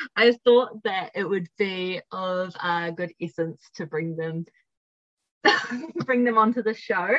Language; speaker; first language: English; native; English